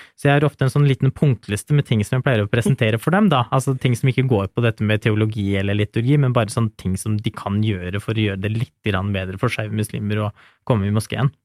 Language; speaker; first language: Norwegian; early bilingual, other home language; Urdu